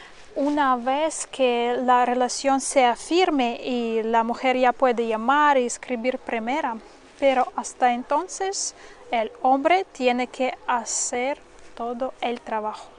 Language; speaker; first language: Spanish; non-native, fluent; Russian